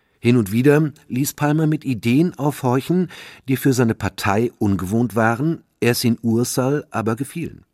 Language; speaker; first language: German; native; German